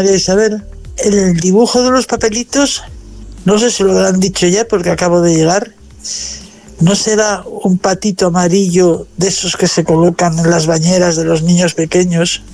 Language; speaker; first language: Spanish; native; Spanish